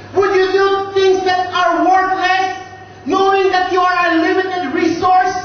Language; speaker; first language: English; non-native, local second language; Filipino